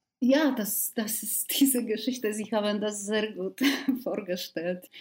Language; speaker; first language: German; non-native, fluent; Polish